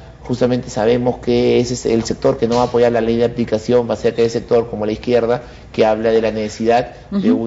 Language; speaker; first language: Spanish; native; Spanish